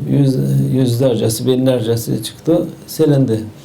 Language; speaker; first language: Turkish; native; Turkish